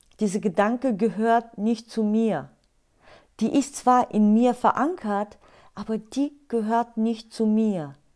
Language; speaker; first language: German; non-native, fluent; Bulgarian